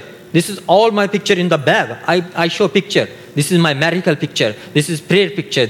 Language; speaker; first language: English; non-native, learner; Urdu